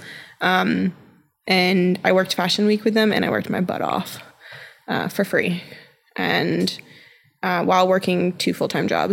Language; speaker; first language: English; native; English